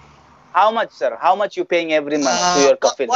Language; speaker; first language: English; non-native, fluent; Bangla